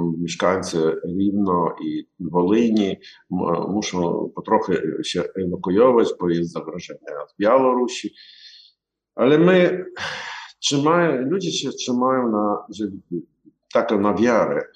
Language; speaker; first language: Polish; non-native, learner; Ukrainian